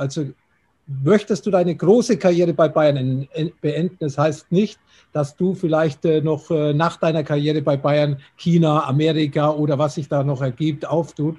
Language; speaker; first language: German; native; German